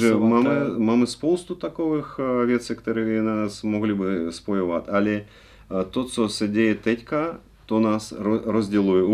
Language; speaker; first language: Czech; non-native, learner; Russian